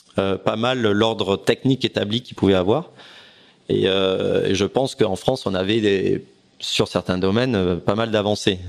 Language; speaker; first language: French; native; French